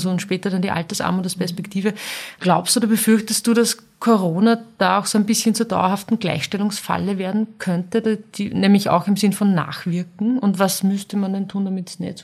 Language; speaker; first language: German; native; German